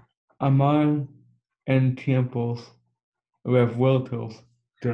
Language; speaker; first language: Spanish; non-native, learner; English